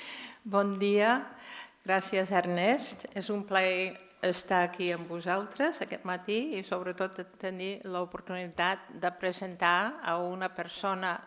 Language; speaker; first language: Catalan; non-native, fluent; English